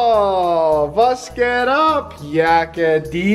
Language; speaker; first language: German; non-native, learner; English